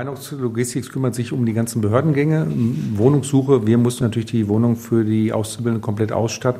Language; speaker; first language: German; native; German